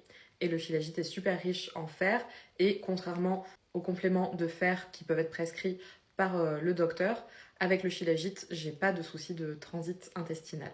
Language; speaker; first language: French; native; French